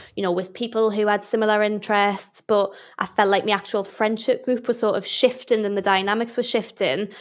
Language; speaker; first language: English; native; English